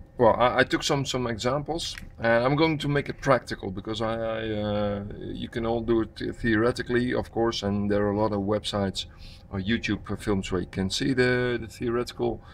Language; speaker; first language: English; non-native, fluent; Dutch